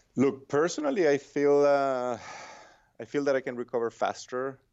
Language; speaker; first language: English; non-native, fluent; Spanish